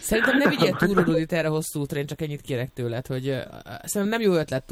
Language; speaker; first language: Hungarian; native; Hungarian